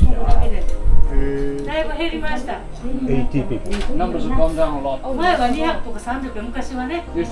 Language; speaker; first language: Japanese; native; Japanese